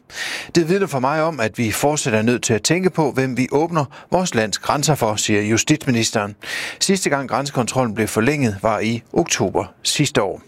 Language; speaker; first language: Danish; native; Danish